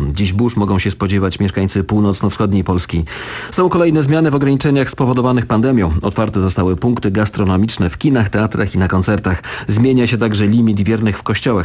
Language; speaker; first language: Polish; native; Polish